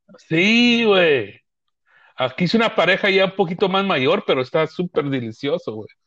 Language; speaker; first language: Spanish; early bilingual, heritage; Spanish